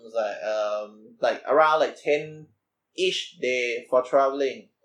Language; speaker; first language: English; non-native, learner; Thai